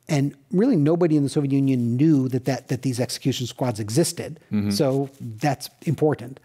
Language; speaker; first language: English; native; English